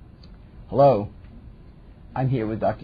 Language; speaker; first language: English; native; English